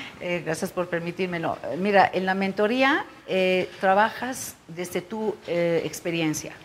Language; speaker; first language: Spanish; non-native, fluent; Turkish